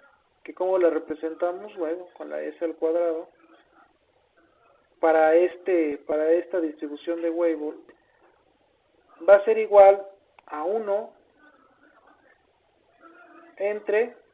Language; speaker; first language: Spanish; native; Spanish